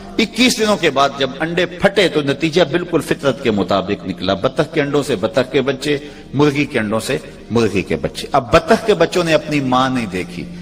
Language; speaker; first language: Urdu; non-native, local second language; Punjabi